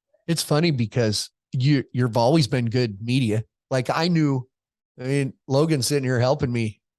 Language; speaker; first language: English; native; English